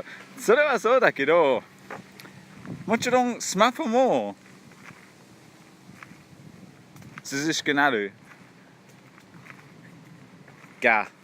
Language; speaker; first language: Japanese; non-native, fluent; English